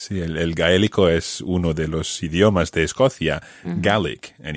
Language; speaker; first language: Spanish; non-native, fluent; English